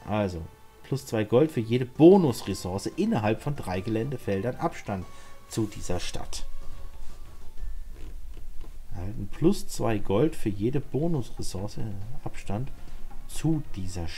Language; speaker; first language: German; native; German